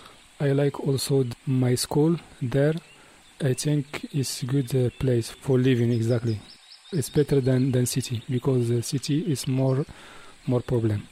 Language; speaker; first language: English; non-native, learner; Arabic